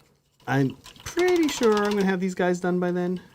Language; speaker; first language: English; native; English